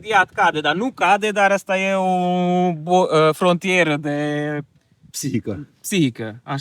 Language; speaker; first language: Romanian; non-native, local second language; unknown